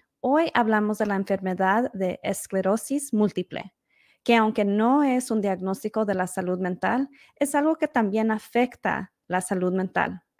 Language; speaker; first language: Spanish; early bilingual, heritage; Spanish